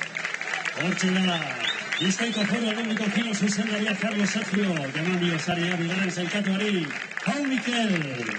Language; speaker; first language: Basque; native; Basque